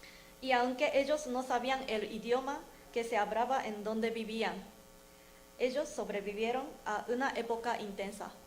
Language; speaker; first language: Spanish; non-native, learner; Japanese